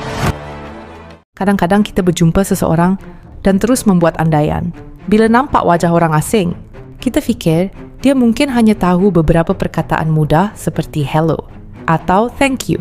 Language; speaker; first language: Malay; native; Malay